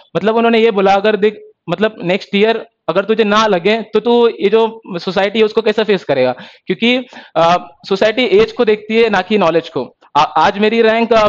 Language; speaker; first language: Hindi; non-native, local second language; Marathi